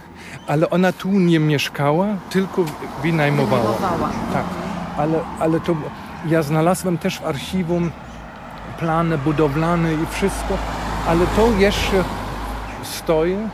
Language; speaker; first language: Polish; non-native, fluent; German